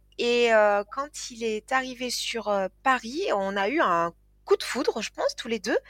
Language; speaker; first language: French; native; French